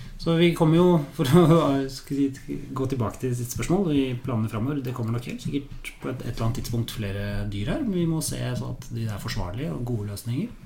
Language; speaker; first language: Norwegian; native; Norwegian